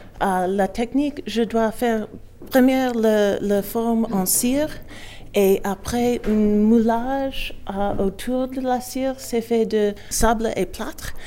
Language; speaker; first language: French; non-native, learner; English